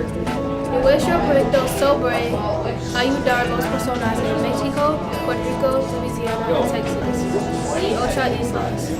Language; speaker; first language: Spanish; non-native, learner; English